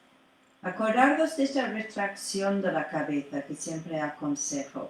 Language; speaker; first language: Spanish; non-native, fluent; English